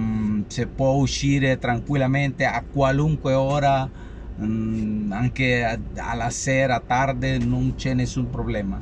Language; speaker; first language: Italian; non-native, learner; Spanish